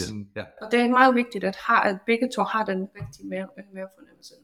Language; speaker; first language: Danish; non-native, fluent; Polish